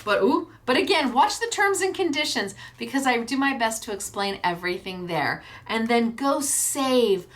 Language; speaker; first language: English; native; English